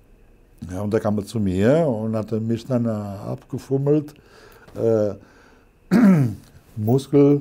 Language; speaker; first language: German; non-native, fluent; Italian